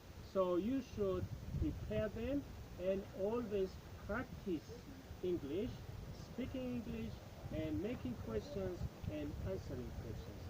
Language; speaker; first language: English; non-native, fluent; Tajik